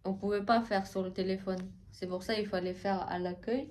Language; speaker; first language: French; non-native, fluent; Tibetan